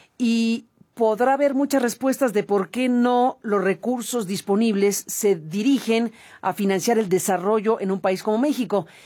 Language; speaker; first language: Spanish; native; Spanish